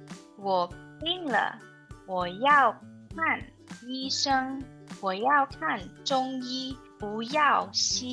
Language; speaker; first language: Chinese; non-native, learner; English